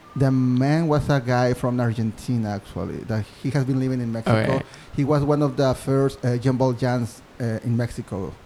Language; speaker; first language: English; non-native, fluent; Spanish